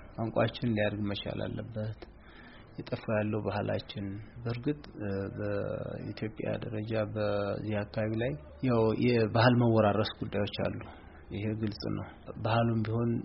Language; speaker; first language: Amharic; native; Amharic